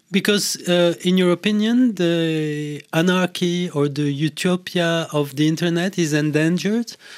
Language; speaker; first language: English; non-native, fluent; French